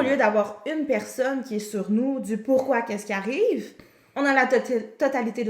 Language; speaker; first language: French; native; French